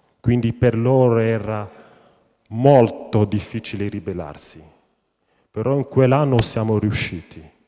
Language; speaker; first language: Italian; non-native, fluent; French